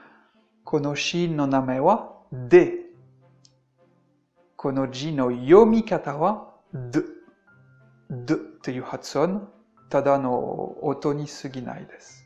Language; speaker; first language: Japanese; non-native, fluent; French